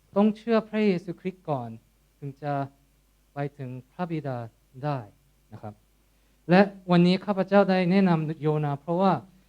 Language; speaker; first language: Thai; non-native, fluent; Korean